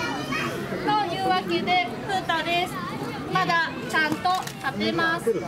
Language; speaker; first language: Japanese; native; Japanese